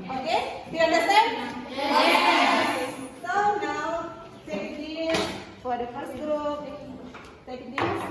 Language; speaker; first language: English; non-native, fluent; Indonesian